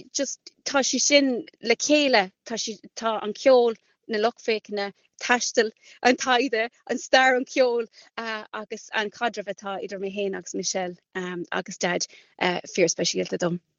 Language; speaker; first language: Irish; non-native, local second language; English